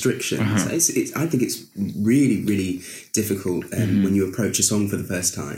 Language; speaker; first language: English; native; English